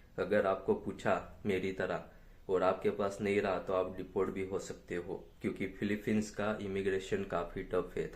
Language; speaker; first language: Hindi; non-native, local second language; Gujarati